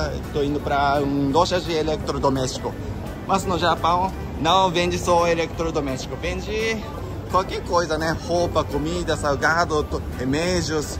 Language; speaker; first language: Portuguese; non-native, fluent; Japanese